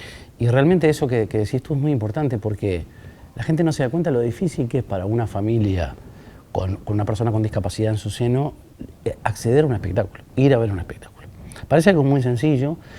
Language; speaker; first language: Spanish; native; Spanish